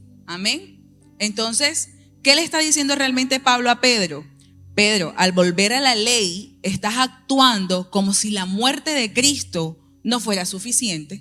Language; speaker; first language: Spanish; native; Spanish